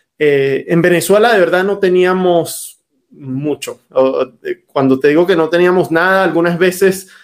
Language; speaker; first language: Spanish; native; Spanish